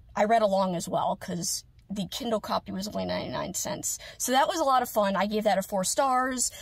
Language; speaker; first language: English; native; English